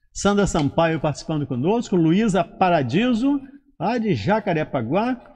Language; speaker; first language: Portuguese; native; Portuguese